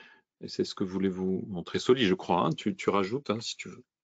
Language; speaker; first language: French; native; French